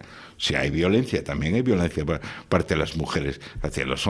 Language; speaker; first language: Spanish; native; Spanish